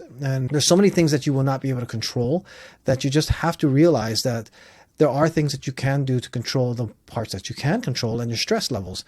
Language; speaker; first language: English; native; English